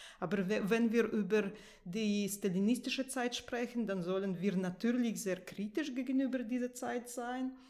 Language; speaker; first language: German; non-native, fluent; Russian